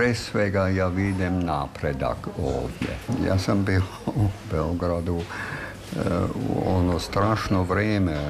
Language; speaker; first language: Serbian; non-native, fluent; German